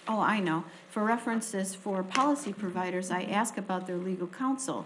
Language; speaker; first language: English; native; English